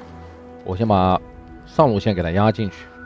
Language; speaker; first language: Chinese; native; Chinese